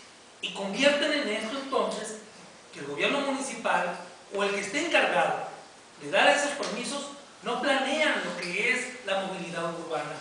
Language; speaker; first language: Spanish; native; Spanish